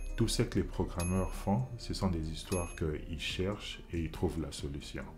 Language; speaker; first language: French; non-native, local second language; Lingala